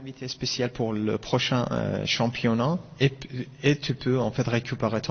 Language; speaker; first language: French; non-native, fluent; Persian